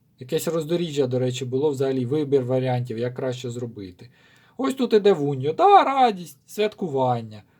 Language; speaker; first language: Ukrainian; non-native, local second language; Russian